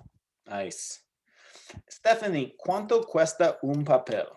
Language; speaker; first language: Spanish; non-native, fluent; English